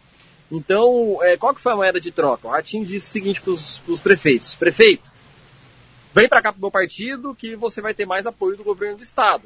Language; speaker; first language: Portuguese; native; Portuguese